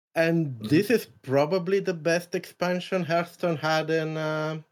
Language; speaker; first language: English; non-native, fluent; Italian